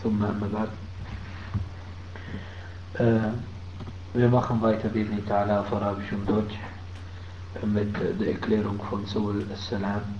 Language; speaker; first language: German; non-native, fluent; Arabic